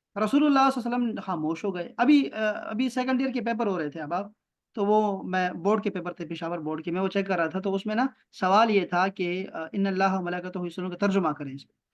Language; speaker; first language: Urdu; non-native, local second language; Pashto